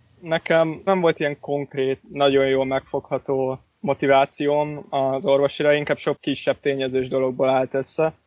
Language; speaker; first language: Hungarian; native; Hungarian